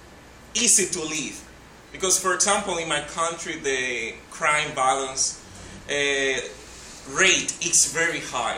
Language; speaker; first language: English; non-native, fluent; Spanish